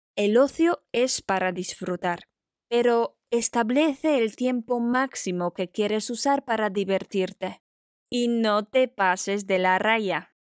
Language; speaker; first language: Spanish; non-native, fluent; Polish